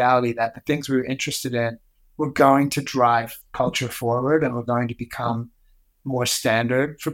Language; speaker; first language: English; native; English